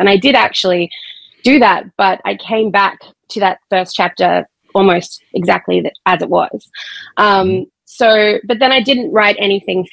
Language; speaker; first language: English; native; English